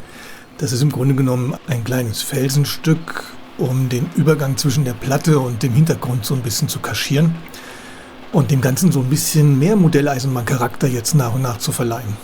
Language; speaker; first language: German; native; German